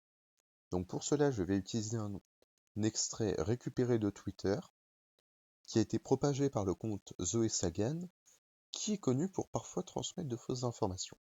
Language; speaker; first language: French; native; French